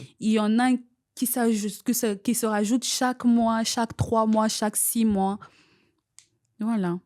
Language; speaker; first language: French; non-native, local second language; Swahili